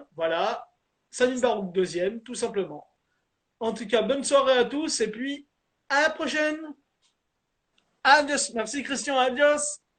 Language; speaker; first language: French; native; French